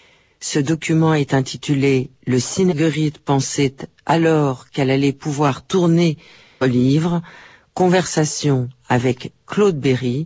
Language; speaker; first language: French; native; French